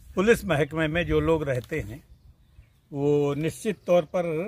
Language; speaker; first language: Hindi; native; Hindi